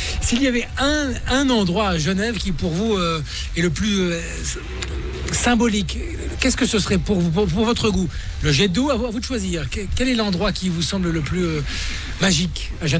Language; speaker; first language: French; native; French